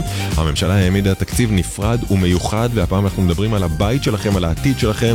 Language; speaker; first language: Hebrew; native; Hebrew